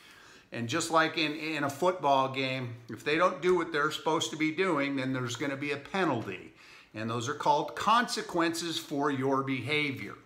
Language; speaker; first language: English; native; English